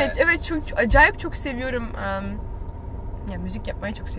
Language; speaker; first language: Turkish; early bilingual, heritage; Turkish